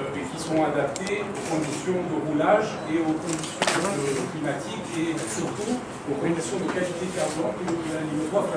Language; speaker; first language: French; non-native, local second language; Arabic